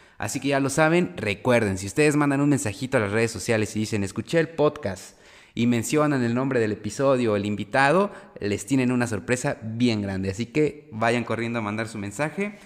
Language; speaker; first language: Spanish; native; Spanish